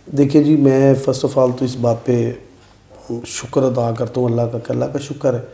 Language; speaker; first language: Urdu; non-native, local second language; Punjabi